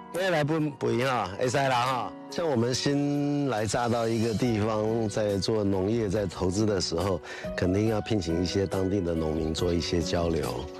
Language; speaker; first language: Chinese; native; Chinese